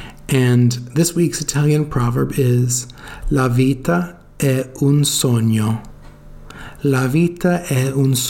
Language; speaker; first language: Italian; non-native, learner; English